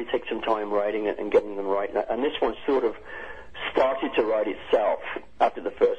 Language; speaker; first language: English; native; English